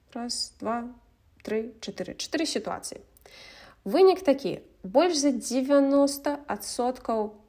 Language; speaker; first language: Belarusian; non-native, local second language; Russian